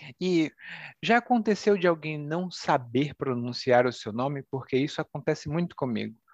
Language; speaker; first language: Portuguese; native; Portuguese